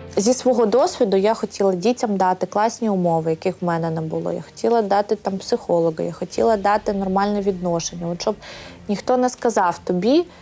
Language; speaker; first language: Ukrainian; native; Ukrainian